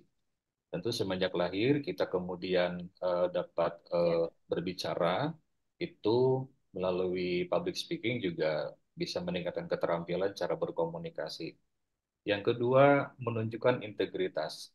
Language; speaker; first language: Indonesian; native; Indonesian